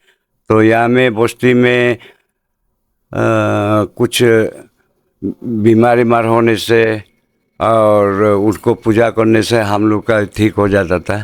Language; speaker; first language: Hindi; non-native, local second language; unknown